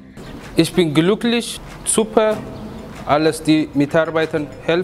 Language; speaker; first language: German; non-native, learner; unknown